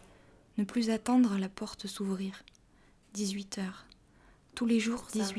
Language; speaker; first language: French; native; French